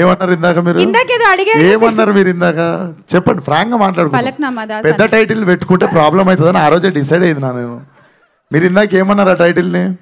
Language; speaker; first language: Telugu; native; Telugu